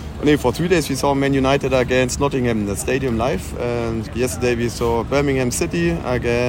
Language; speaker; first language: English; non-native, learner; German